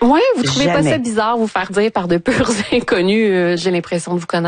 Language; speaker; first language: French; native; French